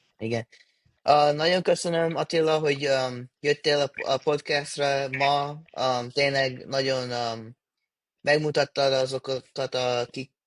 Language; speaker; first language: Hungarian; early bilingual, heritage; English